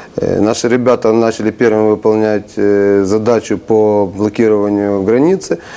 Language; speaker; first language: Russian; non-native, local second language; Ukrainian